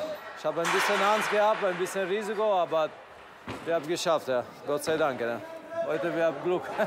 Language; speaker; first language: German; non-native, learner; Italian